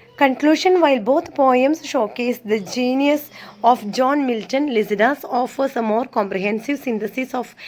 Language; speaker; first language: English; non-native, local second language; Malayalam